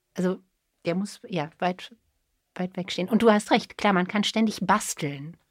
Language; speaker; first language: German; native; German